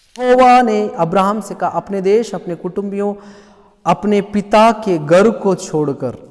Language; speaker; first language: Hindi; non-native, local second language; Telugu